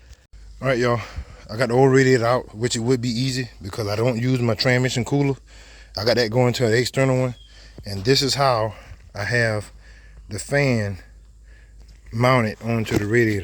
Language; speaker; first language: English; native; English